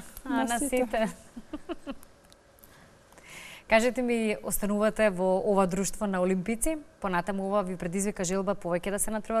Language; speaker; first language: Macedonian; native; Macedonian